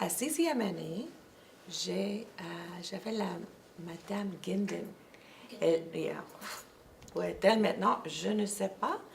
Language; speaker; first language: French; non-native, local second language; English